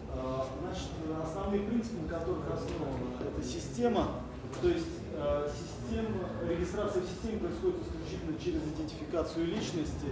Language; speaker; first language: Russian; native; Russian